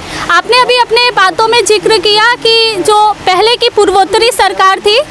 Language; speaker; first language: Hindi; native; Hindi